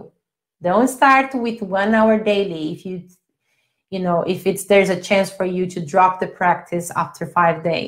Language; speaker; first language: English; non-native, fluent; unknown